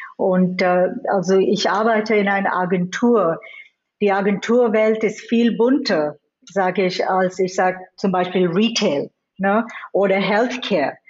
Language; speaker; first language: German; non-native, fluent; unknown